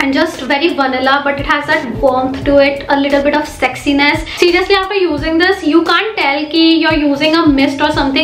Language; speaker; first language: English; non-native, local second language; Hindi